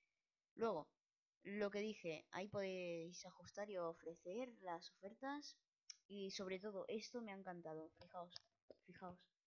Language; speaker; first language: Spanish; native; Spanish